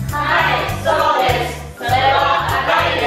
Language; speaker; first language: Japanese; non-native, learner; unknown